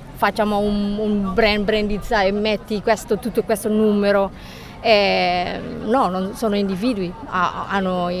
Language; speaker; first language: Italian; non-native, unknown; Javanese